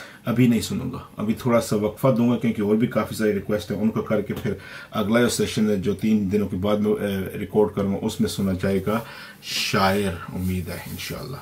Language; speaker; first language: Urdu; early bilingual, other home language; Punjabi